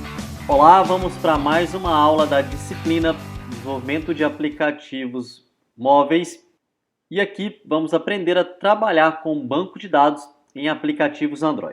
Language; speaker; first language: Portuguese; native; Portuguese